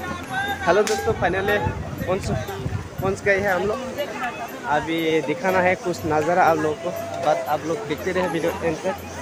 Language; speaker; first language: Hindi; non-native, local second language; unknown